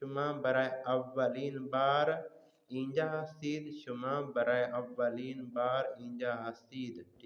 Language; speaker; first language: Persian; non-native, fluent; Urdu